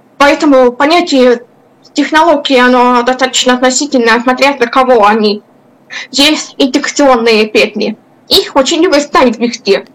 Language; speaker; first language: Russian; non-native, local second language; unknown